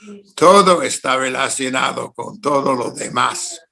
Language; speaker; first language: Spanish; non-native, fluent; English